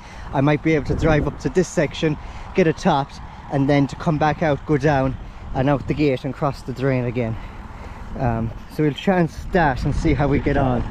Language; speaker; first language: English; native; English